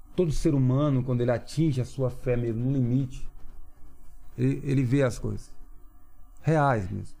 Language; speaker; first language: Portuguese; non-native, local second language; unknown